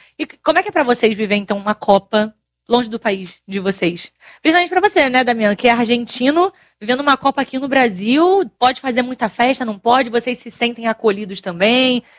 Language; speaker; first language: Portuguese; native; Portuguese